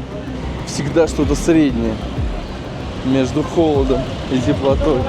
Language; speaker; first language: Russian; native; Russian